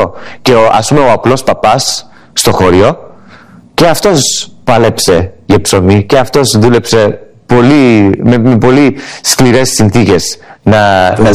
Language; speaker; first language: Greek; early bilingual, heritage; Greek